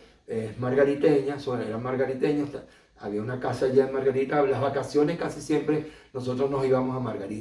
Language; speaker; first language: Spanish; native; Spanish